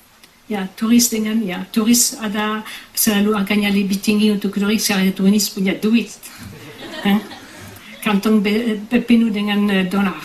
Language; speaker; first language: Indonesian; non-native, fluent; French